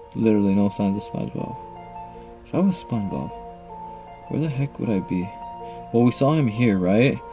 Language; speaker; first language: English; native; English